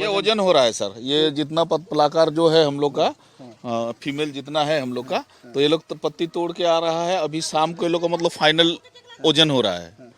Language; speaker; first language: Hindi; non-native, local second language; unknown